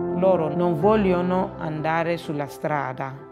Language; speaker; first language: Italian; non-native, learner; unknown